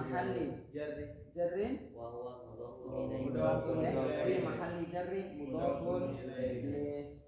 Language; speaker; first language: Arabic; non-native, fluent; Indonesian